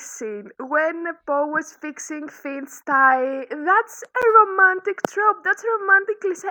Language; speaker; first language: English; non-native, fluent; Greek